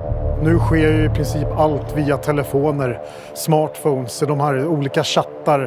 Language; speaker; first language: Swedish; native; Swedish